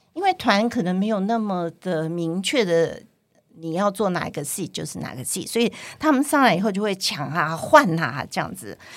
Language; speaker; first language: Chinese; non-native, local second language; Cantonese